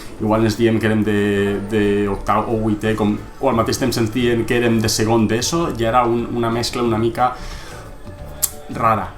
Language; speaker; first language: Catalan; native; Catalan